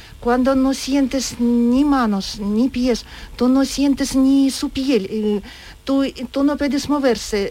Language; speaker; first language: Spanish; non-native, learner; Ukrainian